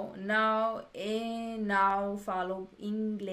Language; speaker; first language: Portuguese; non-native, learner; English